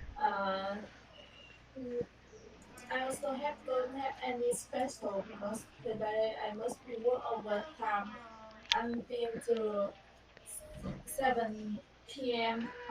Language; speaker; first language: English; non-native, learner; Vietnamese